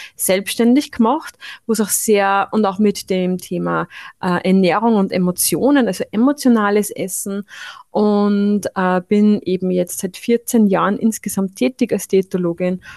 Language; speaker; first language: German; native; German